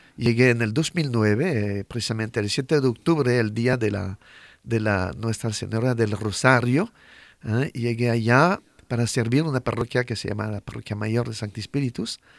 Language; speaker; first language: Spanish; non-native, fluent; French